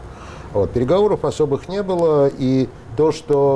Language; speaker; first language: Russian; native; Russian